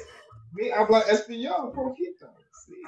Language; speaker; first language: Spanish; non-native, learner; English